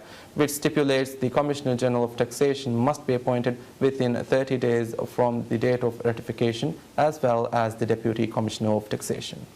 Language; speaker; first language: English; non-native, local second language; Divehi